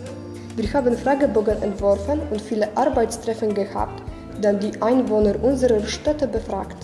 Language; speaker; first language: German; non-native, learner; Polish